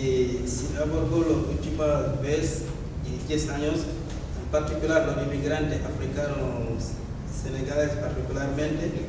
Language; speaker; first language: Spanish; non-native, learner; Wolof